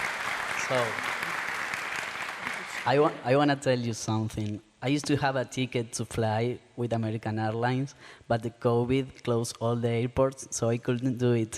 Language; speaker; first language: English; non-native, learner; Spanish